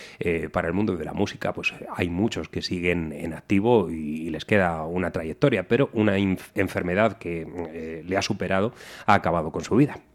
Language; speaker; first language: Spanish; native; Spanish